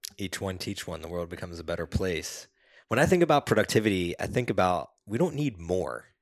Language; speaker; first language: English; native; English